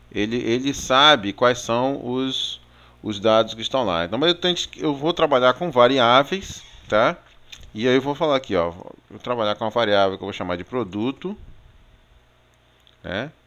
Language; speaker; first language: Portuguese; native; Portuguese